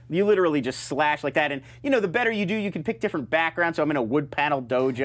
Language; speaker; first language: English; native; English